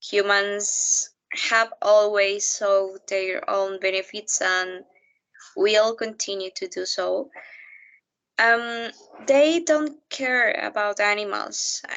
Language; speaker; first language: English; non-native, learner; Spanish